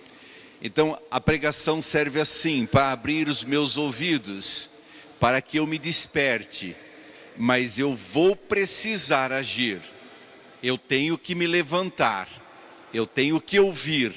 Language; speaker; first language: Portuguese; native; Portuguese